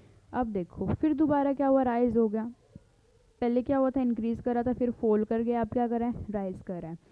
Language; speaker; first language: Hindi; native; Hindi